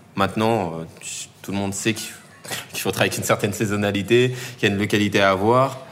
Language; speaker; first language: French; native; French